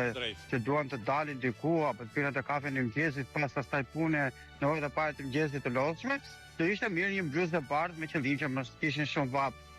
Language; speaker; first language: Albanian; native; Albanian